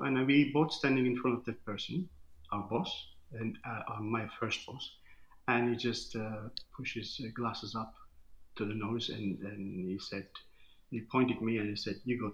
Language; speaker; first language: English; non-native, fluent; Turkish